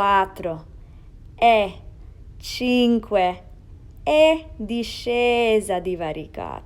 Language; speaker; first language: Italian; non-native, fluent; English